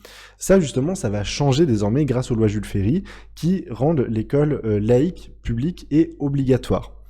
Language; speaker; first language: French; native; French